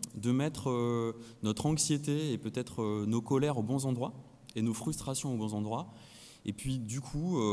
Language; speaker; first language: French; native; French